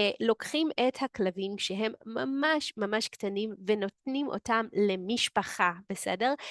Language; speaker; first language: Hebrew; native; Hebrew